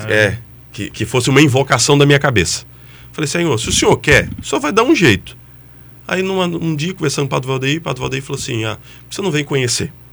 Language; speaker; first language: Portuguese; native; Portuguese